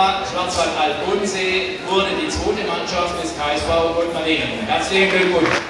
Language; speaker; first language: German; native; German